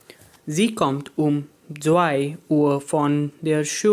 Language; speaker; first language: German; non-native, learner; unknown